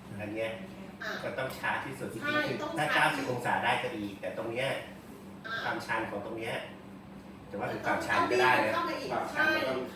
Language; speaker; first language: Thai; native; Thai